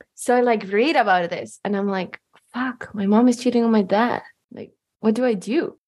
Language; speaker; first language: English; non-native, fluent; Spanish